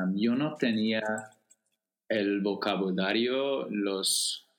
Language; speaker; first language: Spanish; non-native, fluent; English